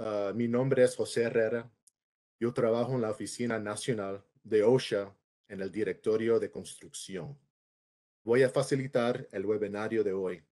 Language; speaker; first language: Spanish; early bilingual, heritage; English